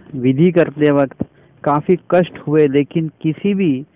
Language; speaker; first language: Hindi; non-native, local second language; Marathi